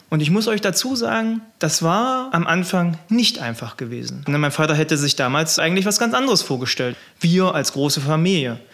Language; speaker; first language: German; native; German